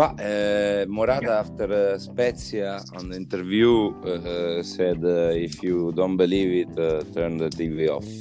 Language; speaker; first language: English; non-native, fluent; Italian